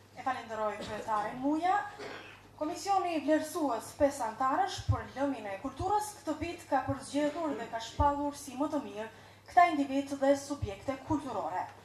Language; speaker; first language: Albanian; native; Albanian